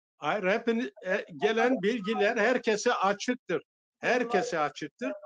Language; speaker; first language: Turkish; non-native, local second language; Zaza